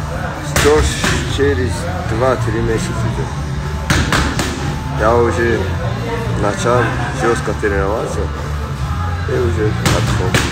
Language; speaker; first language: Russian; non-native, learner; Persian